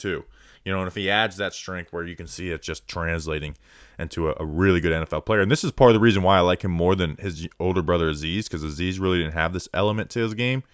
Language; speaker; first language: English; native; English